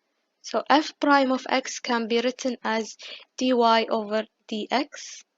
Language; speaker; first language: English; non-native, fluent; Arabic